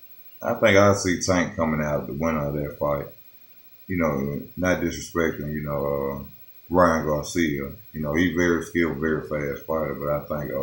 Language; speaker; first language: English; native; English